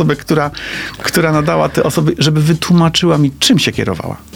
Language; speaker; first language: Polish; native; Polish